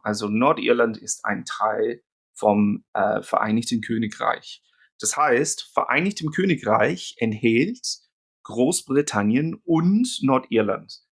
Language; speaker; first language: German; non-native, fluent; English